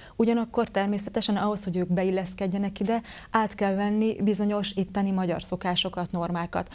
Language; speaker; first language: Hungarian; native; Hungarian